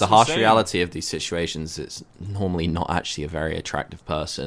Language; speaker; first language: English; native; English